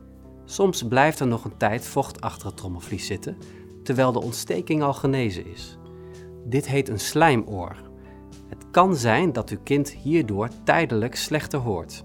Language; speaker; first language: Dutch; native; Dutch